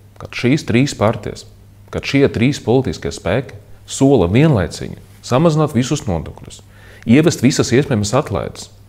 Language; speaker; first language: Latvian; non-native, local second language; Russian